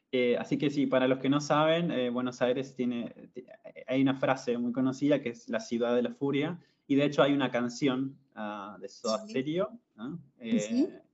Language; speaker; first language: Spanish; native; Spanish